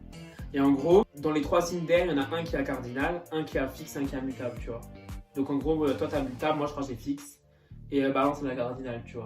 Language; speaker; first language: French; native; French